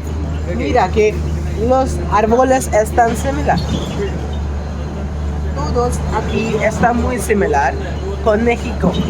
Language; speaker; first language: Spanish; non-native, learner; Marathi